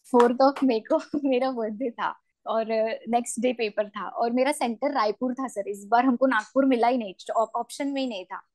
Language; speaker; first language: Hindi; non-native, local second language; Marathi